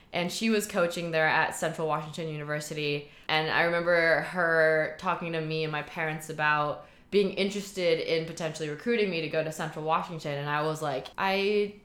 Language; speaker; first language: English; early bilingual, heritage; Chinese